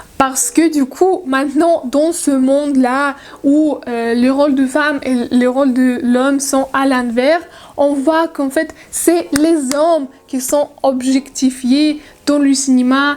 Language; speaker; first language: French; non-native, learner; Russian